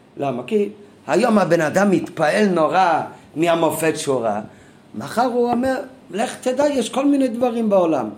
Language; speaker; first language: Hebrew; non-native, fluent; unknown